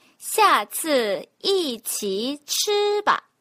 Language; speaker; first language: Chinese; non-native, fluent; Korean